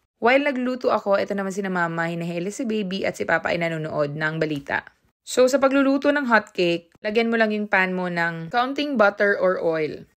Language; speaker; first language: Filipino; non-native, local second language; Cebuano